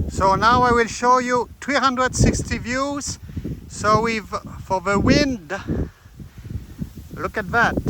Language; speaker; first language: English; non-native, learner; French